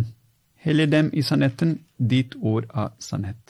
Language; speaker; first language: Norwegian; non-native, fluent; Italian